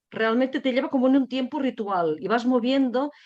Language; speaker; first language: Spanish; non-native, local second language; Catalan